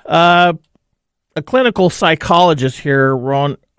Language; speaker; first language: English; native; English